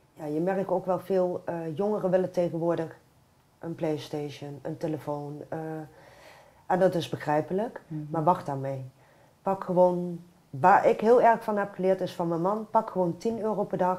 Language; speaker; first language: Dutch; native; Dutch